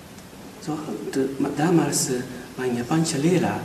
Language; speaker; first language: German; non-native, fluent; Japanese